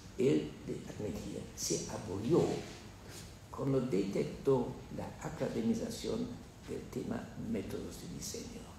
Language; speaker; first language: Spanish; non-native, fluent; German